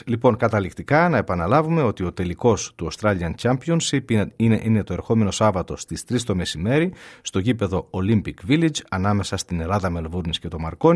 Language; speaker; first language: Greek; native; Greek